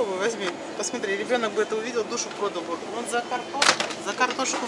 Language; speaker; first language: Russian; native; Russian